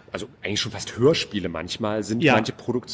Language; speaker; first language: German; native; German